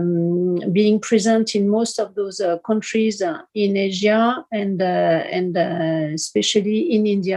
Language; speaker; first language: English; non-native, fluent; French